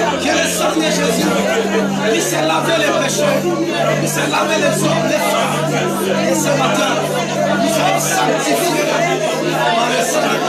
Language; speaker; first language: French; non-native, local second language; Lingala